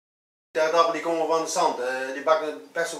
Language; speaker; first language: Dutch; native; Dutch